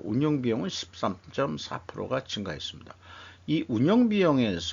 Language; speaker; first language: Korean; native; Korean